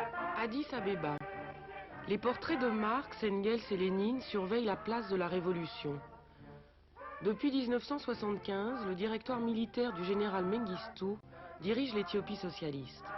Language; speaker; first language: French; native; French